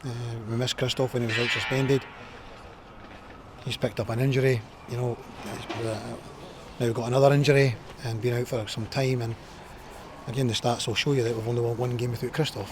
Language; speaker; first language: English; native; English